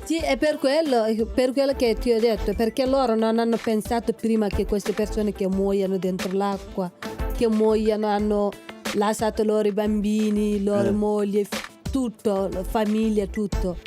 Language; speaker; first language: Italian; non-native, fluent; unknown